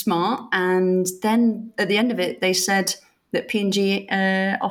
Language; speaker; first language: English; native; English